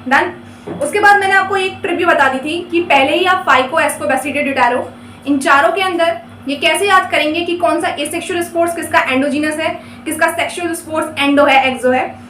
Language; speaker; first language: Hindi; native; Hindi